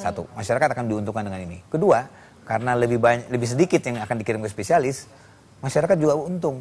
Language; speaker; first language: Indonesian; native; Indonesian